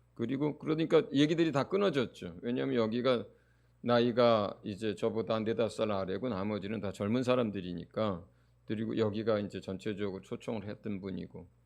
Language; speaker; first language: Korean; native; Korean